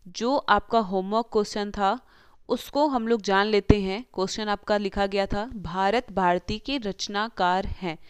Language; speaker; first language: Hindi; native; Hindi